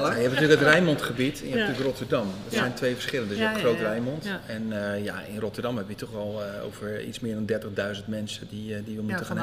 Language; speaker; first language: Dutch; native; Dutch